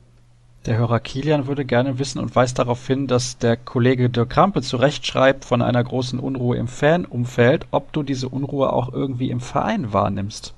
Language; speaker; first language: German; native; German